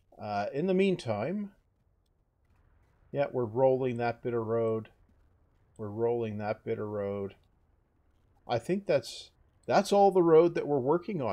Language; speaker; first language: English; native; English